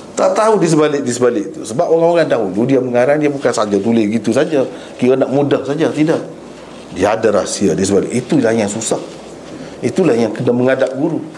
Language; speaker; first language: Malay; native; Malay